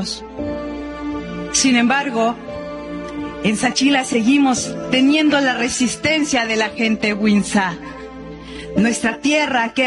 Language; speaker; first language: Spanish; non-native, local second language; Zapotec